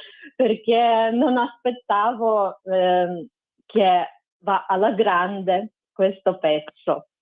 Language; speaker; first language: Italian; non-native, fluent; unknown